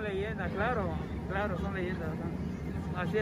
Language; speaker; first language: Spanish; native; Spanish